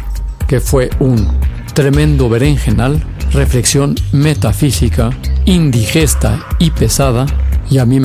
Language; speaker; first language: Spanish; native; Spanish